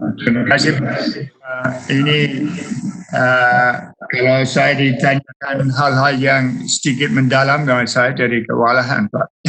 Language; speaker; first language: Indonesian; non-native, fluent; English